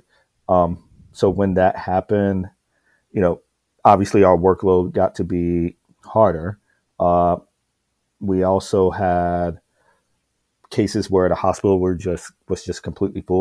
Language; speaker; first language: English; native; English